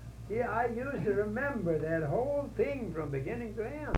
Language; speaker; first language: English; non-native, fluent; Swedish